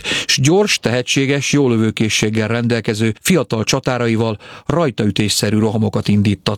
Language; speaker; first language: Hungarian; native; Hungarian